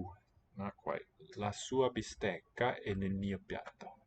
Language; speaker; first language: Italian; non-native, learner; English